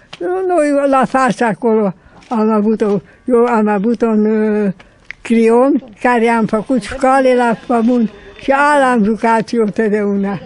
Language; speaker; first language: Romanian; non-native, local second language; Hungarian